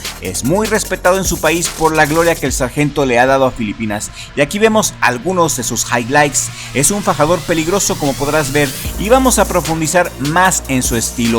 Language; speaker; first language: Spanish; native; Spanish